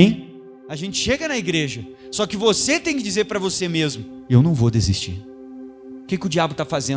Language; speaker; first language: Portuguese; native; Portuguese